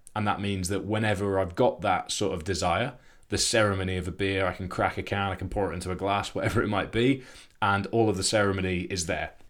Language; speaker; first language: English; native; English